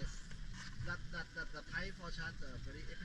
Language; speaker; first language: English; non-native, learner; Thai